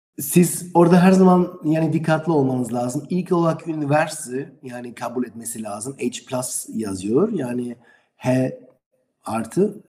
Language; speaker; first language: Turkish; non-native, learner; German